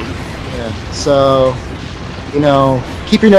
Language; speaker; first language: English; native; English